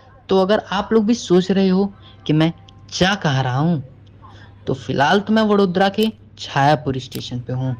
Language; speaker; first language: Hindi; native; Hindi